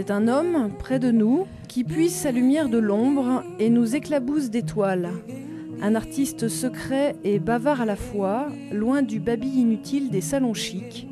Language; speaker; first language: French; native; French